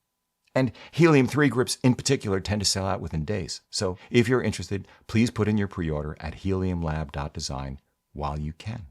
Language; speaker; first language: English; native; English